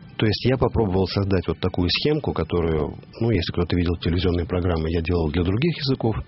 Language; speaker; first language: Russian; native; Russian